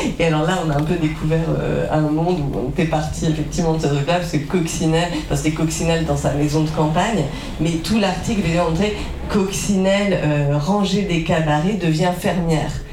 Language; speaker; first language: French; native; French